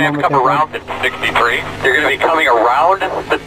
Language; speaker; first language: English; native; English